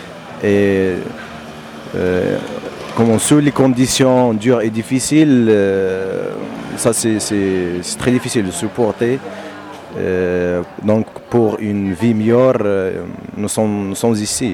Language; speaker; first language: French; non-native, local second language; Berber languages